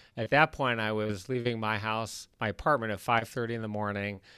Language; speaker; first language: English; native; English